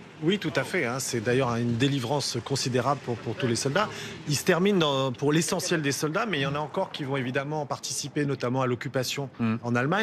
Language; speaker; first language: French; native; French